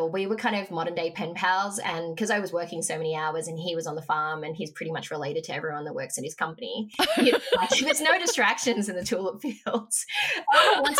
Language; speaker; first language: English; native; English